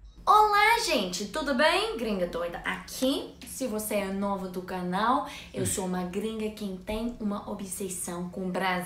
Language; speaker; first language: Portuguese; non-native, learner; English